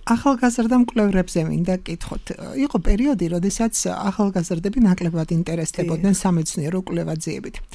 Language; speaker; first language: Georgian; native; Georgian